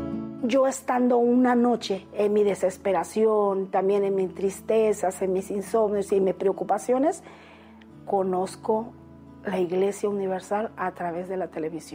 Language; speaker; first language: Spanish; native; Spanish